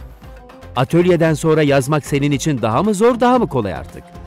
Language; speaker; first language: Turkish; native; Turkish